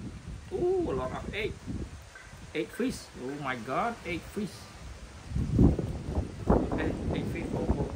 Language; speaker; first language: English; non-native, learner; Khmer